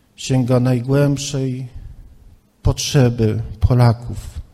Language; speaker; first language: Polish; native; Polish